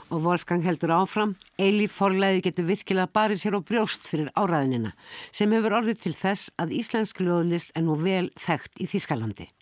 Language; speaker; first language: Icelandic; native; Icelandic